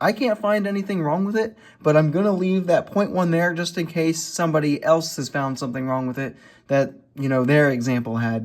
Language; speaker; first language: English; native; English